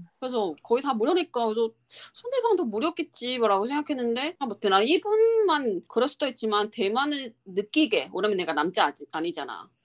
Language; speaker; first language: Korean; non-native, fluent; Chinese